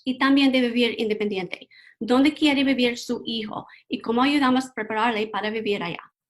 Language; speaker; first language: Spanish; non-native, learner; English